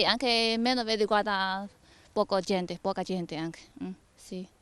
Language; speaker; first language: Italian; non-native, learner; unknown